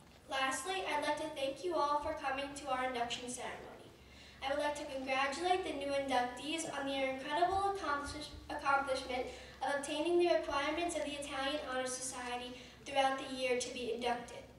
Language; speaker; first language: English; native; English